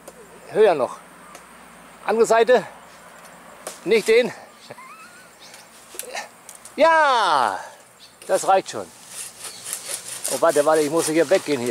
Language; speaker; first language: German; native; German